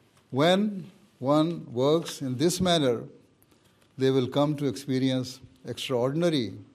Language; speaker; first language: English; non-native, local second language; Urdu